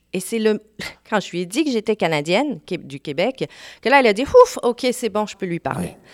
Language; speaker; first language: French; native; French